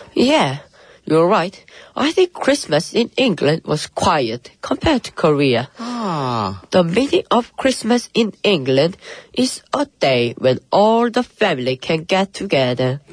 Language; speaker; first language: English; early bilingual, other home language; Korean